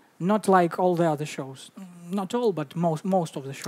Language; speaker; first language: English; non-native, fluent; Russian